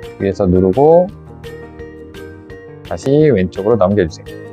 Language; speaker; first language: Korean; native; Korean